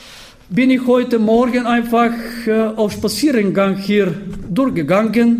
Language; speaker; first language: German; non-native, fluent; Bulgarian